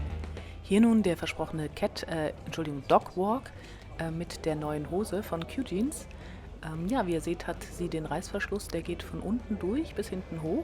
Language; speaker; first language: German; native; German